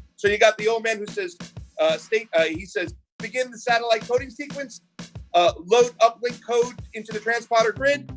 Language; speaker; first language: English; native; English